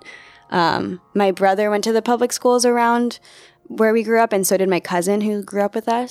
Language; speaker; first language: English; native; English